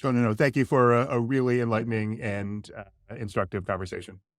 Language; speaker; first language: English; native; English